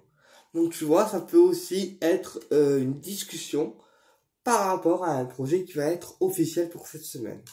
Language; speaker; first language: French; native; French